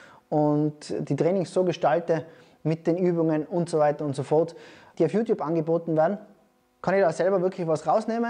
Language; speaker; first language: German; native; German